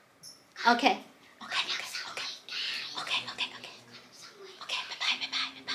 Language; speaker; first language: English; non-native, local second language; Vietnamese